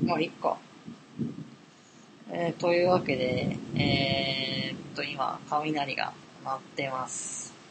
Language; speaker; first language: Japanese; native; Japanese